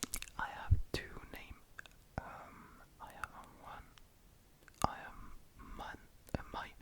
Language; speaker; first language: English; non-native, learner; French